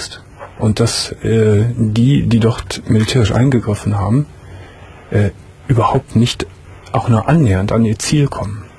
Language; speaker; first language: German; native; German